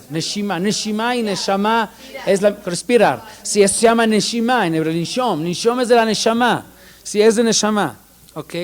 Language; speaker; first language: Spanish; non-native, fluent; Hebrew